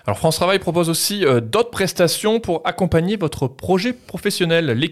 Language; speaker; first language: French; native; French